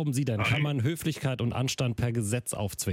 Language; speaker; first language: German; native; German